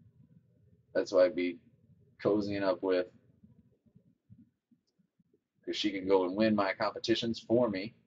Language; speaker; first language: English; native; English